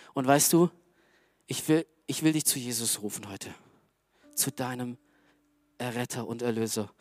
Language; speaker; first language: German; early bilingual, other home language; Romanian